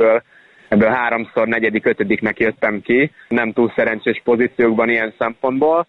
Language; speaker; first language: Hungarian; native; Hungarian